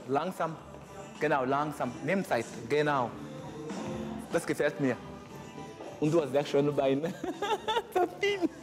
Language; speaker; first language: German; non-native, learner; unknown